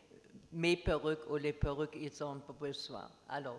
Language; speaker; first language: French; non-native, learner; German